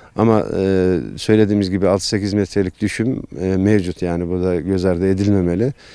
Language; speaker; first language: Turkish; native; Turkish